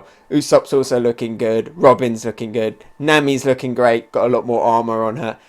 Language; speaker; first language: English; native; English